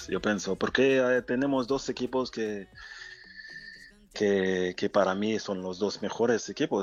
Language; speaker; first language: Spanish; non-native, fluent; French